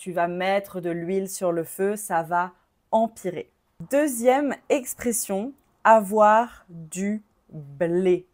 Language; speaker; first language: French; native; French